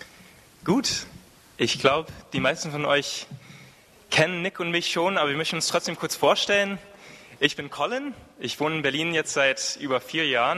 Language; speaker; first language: German; non-native, fluent; English